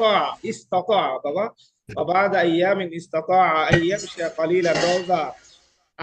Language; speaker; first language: Arabic; non-native, fluent; Bangla